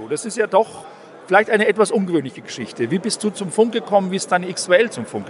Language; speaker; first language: German; native; German